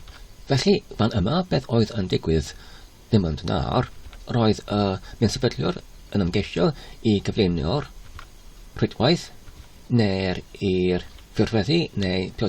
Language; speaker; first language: Welsh; non-native, learner; Polish